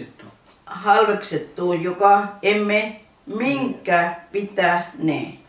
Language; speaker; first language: Finnish; non-native, learner; Urdu